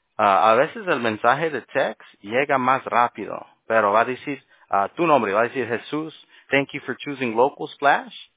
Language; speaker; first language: Spanish; early bilingual, heritage; Spanish